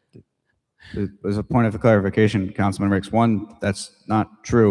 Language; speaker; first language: English; native; English